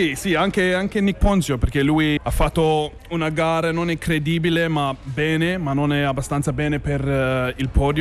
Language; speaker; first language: Italian; non-native, fluent; English